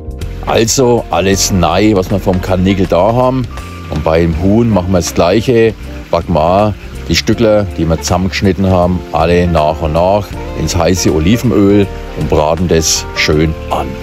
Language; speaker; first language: German; native; German